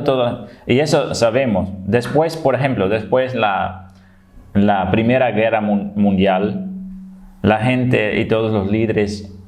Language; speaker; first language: Spanish; non-native, fluent; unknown